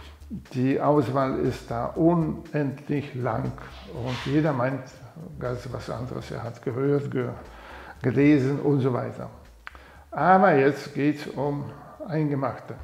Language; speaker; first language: German; non-native, fluent; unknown